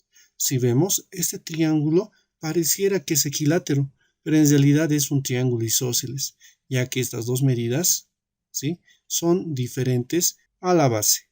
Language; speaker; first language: Spanish; native; Spanish